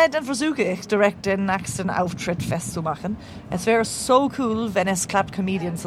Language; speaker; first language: German; non-native, learner; English